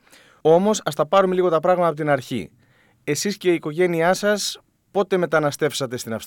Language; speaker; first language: Greek; native; Greek